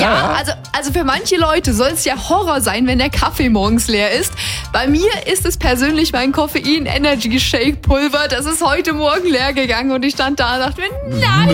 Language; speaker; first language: German; native; German